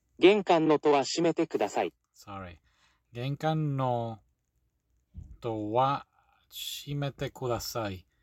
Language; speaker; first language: Japanese; non-native, learner; English